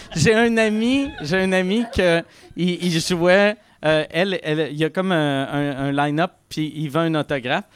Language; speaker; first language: French; native; French